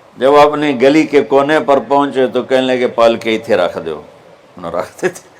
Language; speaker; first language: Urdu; non-native, local second language; Punjabi